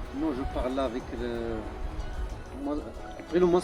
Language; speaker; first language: French; non-native, learner; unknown